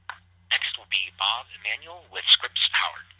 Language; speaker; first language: English; native; English